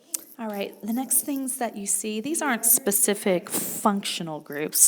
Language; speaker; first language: English; native; English